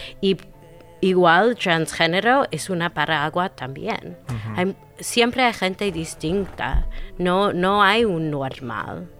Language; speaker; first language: Spanish; non-native, fluent; English